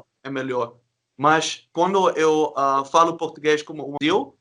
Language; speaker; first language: Portuguese; non-native, learner; Dutch